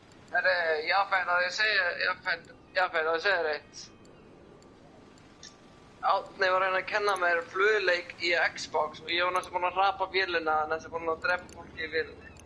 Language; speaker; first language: Icelandic; early bilingual, heritage; Icelandic